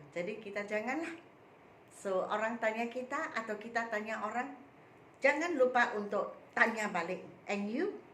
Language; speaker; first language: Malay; non-native, local second language; Min Nan Chinese